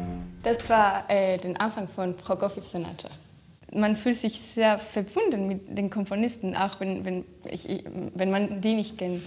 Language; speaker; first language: German; non-native, fluent; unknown